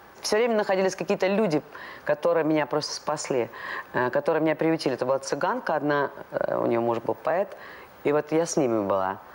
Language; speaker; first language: Russian; non-native, local second language; Latvian